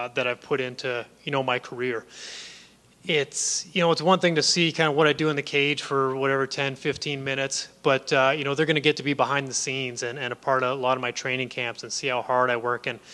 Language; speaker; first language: English; native; English